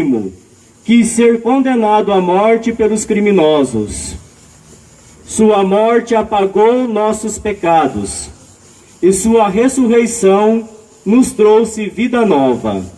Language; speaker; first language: Portuguese; native; Portuguese